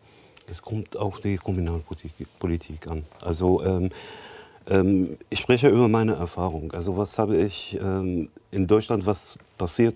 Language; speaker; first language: German; non-native, learner; Arabic